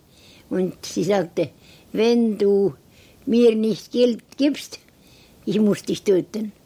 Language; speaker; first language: German; non-native, learner; Estonian